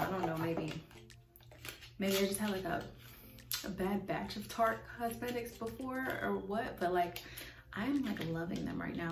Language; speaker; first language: English; native; English